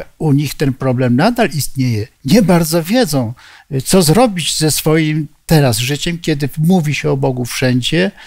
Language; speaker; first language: Polish; native; Polish